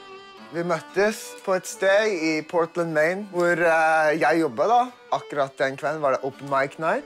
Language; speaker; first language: Norwegian; early bilingual, heritage; English